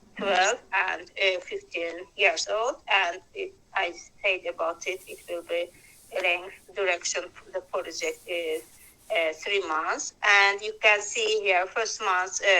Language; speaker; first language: English; non-native, learner; Azerbaijani